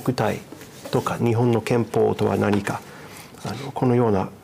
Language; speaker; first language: Japanese; non-native, fluent; English